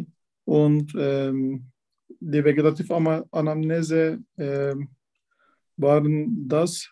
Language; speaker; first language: German; non-native, learner; Turkish